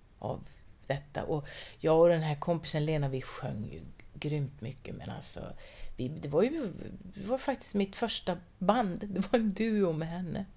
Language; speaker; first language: Swedish; native; Swedish